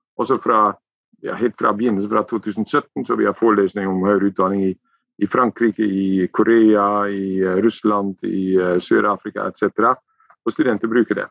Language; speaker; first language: Norwegian; non-native, fluent; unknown